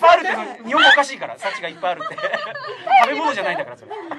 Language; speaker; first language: Japanese; native; Japanese